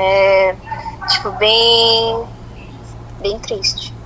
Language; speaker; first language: Portuguese; non-native, fluent; Russian